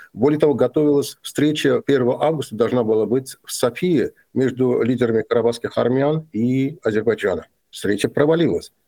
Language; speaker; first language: Russian; non-native, local second language; Azerbaijani